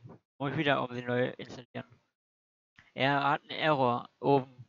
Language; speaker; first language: German; native; German